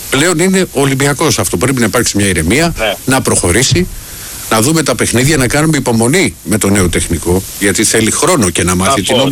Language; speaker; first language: Greek; native; Greek